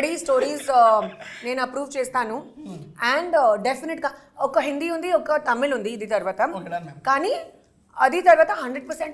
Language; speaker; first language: Telugu; non-native, local second language; Hindi